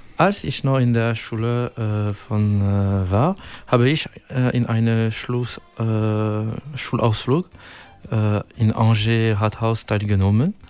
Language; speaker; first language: German; non-native, learner; French